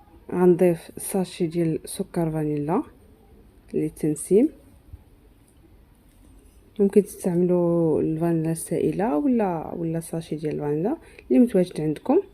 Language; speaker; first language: Arabic; native; Arabic